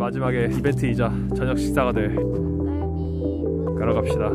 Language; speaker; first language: Korean; native; Korean